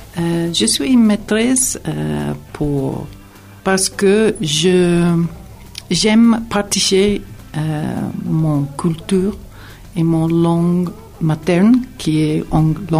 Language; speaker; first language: French; non-native, learner; English